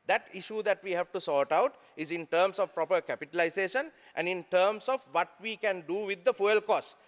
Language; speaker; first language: English; non-native, local second language; Sinhala